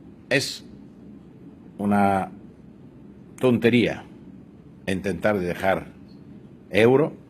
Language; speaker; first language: Spanish; non-native, fluent; Italian